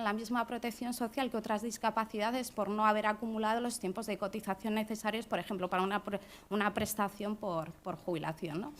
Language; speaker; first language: Spanish; native; Spanish